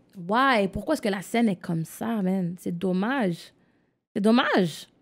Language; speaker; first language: French; non-native, local second language; English